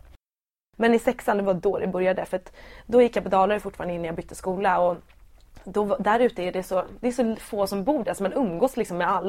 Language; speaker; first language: Swedish; native; Swedish